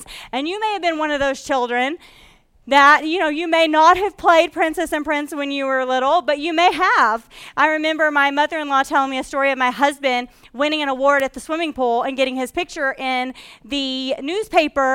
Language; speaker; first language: English; native; English